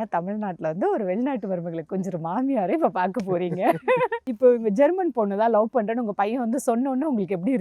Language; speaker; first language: Tamil; native; Tamil